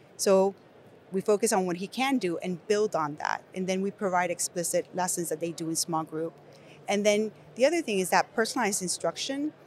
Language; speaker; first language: English; non-native, fluent; Spanish